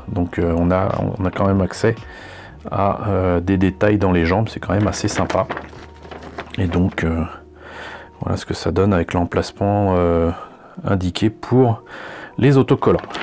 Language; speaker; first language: French; native; French